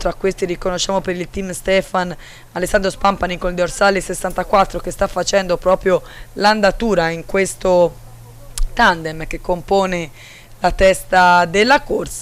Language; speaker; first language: Italian; native; Italian